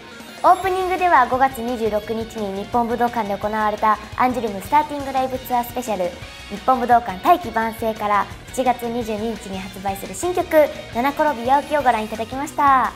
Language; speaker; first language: Japanese; native; Japanese